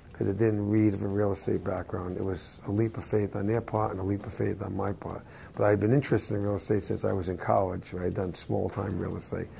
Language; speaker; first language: English; native; English